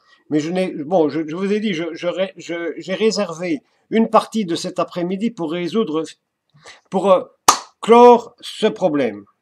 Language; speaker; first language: French; native; French